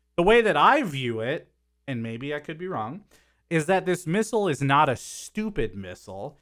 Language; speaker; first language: English; native; English